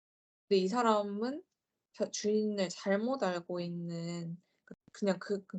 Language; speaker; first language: Korean; native; Korean